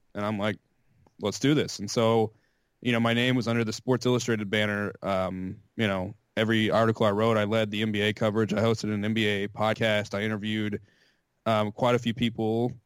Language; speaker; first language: English; native; English